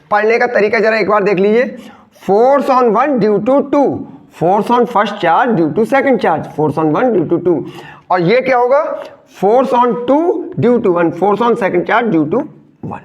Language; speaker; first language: Hindi; native; Hindi